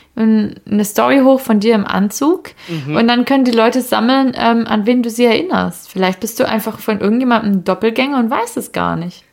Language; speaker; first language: German; native; German